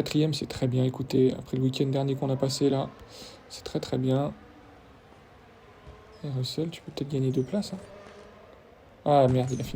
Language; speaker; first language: French; native; French